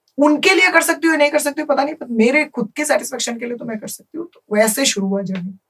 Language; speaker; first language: Hindi; non-native, local second language; Bangla